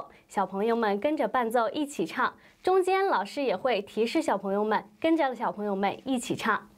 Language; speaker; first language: Chinese; native; Chinese